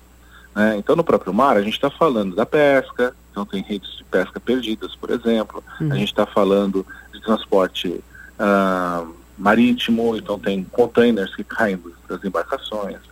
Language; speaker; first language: Portuguese; native; Portuguese